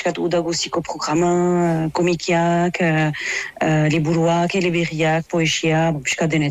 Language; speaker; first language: Basque; native; Basque